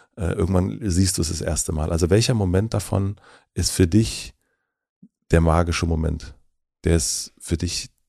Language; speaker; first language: German; native; German